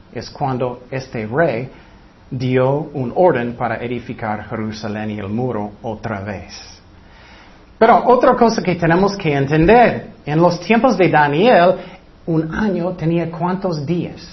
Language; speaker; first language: Spanish; non-native, fluent; English